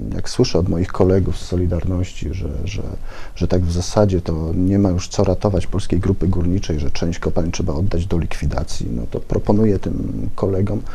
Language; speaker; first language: Polish; native; Polish